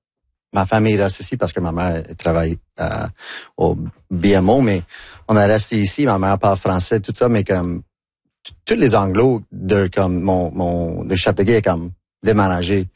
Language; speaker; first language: French; non-native, local second language; English